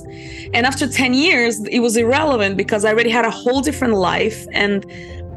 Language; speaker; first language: English; early bilingual, other home language; Russian